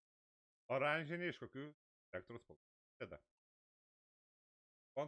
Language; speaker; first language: Lithuanian; native; Lithuanian